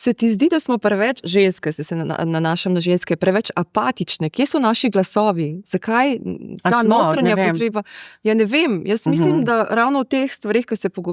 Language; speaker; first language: Slovenian; native; Slovenian